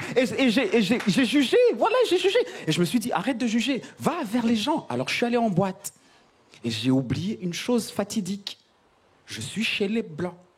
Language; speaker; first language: French; non-native, local second language; Kinyarwanda